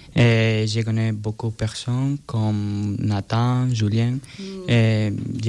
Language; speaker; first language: French; non-native, learner; Spanish